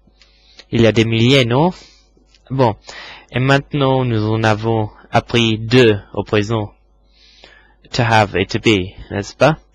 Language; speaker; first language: French; non-native, fluent; English